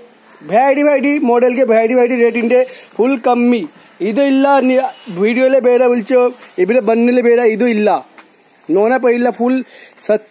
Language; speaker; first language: Malayalam; non-native, learner; Hindi